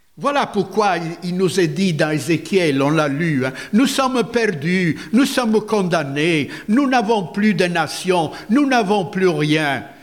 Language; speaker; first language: French; non-native, fluent; Italian